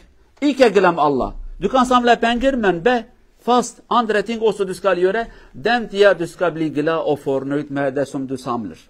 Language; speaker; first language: Norwegian; non-native, learner; Kurdish